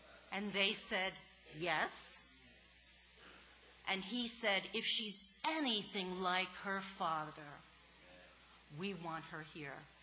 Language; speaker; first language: English; native; English